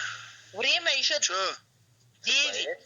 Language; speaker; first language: Russian; non-native, learner; Tajik